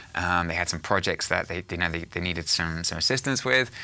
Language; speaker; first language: English; native; English